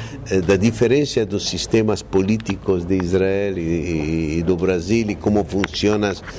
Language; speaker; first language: Portuguese; non-native, fluent; Hebrew